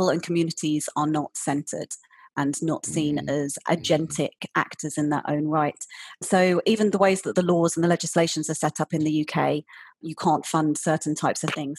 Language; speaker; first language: English; native; English